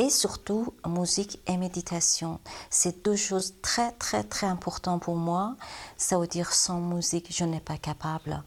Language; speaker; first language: French; non-native, learner; Persian